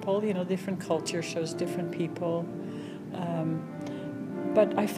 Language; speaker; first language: English; non-native, fluent; Dutch